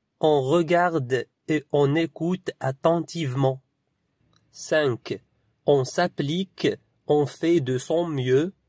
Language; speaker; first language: French; non-native, local second language; Arabic